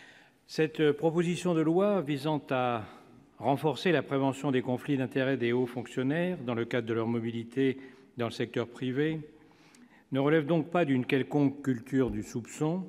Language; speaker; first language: French; native; French